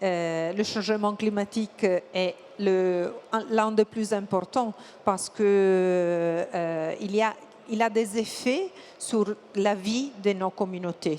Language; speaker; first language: French; non-native, fluent; Italian